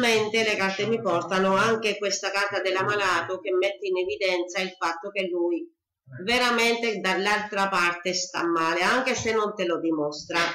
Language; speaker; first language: Italian; native; Italian